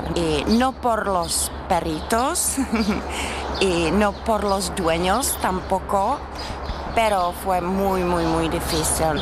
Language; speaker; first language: Spanish; non-native, fluent; Czech